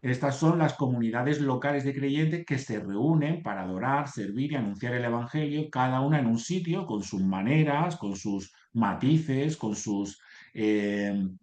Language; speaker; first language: Spanish; native; Spanish